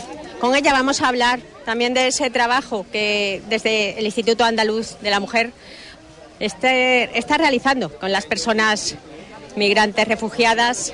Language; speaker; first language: Spanish; native; Spanish